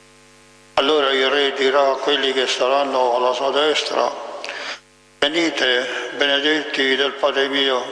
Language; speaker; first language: Italian; native; Italian